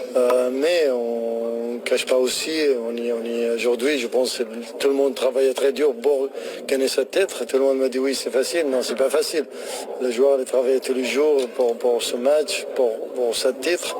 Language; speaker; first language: French; non-native, learner; Arabic